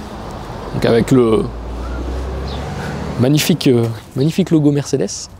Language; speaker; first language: French; native; French